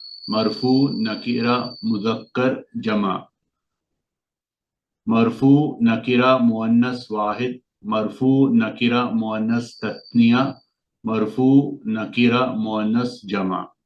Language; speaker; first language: Arabic; non-native, learner; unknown